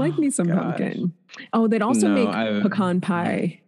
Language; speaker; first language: English; native; English